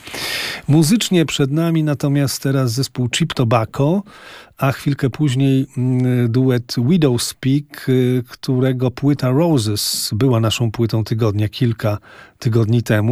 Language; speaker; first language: Polish; native; Polish